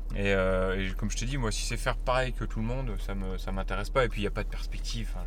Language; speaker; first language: French; native; French